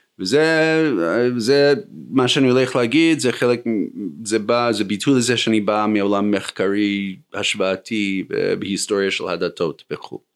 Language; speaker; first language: Hebrew; non-native, fluent; English